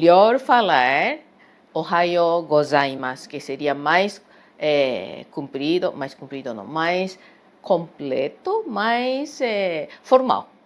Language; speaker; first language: Portuguese; non-native, fluent; Japanese